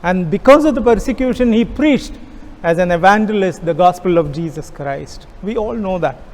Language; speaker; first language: English; non-native, local second language; Kannada